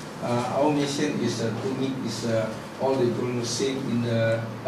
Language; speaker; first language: English; non-native, learner; Indonesian